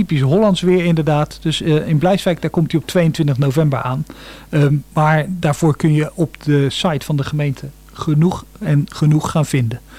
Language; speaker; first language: Dutch; native; Dutch